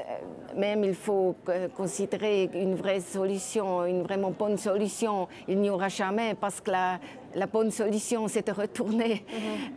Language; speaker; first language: French; non-native, local second language; German